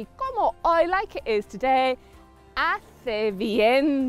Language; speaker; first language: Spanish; non-native, fluent; English